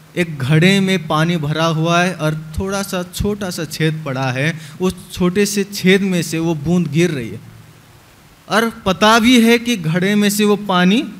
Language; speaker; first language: Hindi; native; Hindi